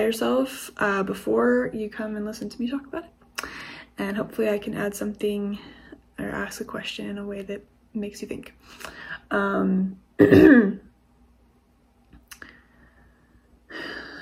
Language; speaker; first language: English; native; English